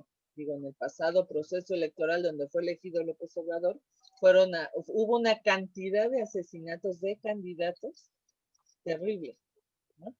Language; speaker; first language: Spanish; native; Spanish